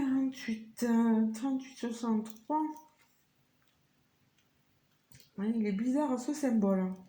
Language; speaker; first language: French; native; French